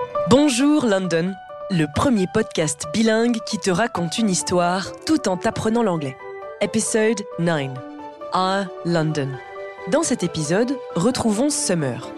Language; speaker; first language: French; native; French